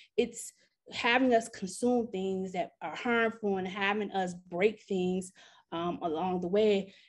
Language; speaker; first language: English; native; English